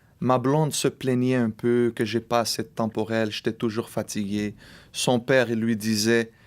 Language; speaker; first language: French; early bilingual, other home language; Arabic